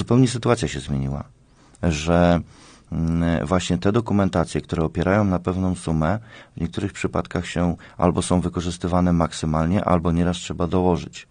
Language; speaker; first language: Polish; native; Polish